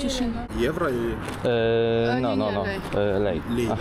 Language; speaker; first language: Russian; non-native, learner; Polish